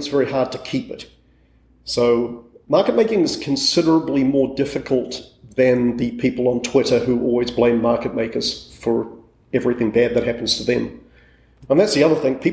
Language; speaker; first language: English; native; English